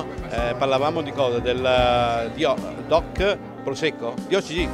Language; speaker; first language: Italian; native; Italian